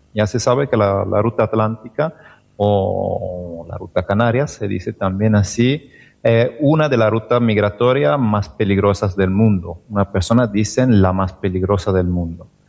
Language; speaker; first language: Spanish; non-native, fluent; Italian